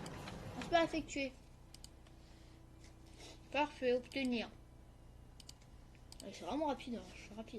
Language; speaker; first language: French; native; French